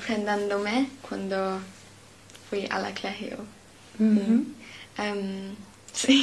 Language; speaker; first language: Spanish; non-native, learner; English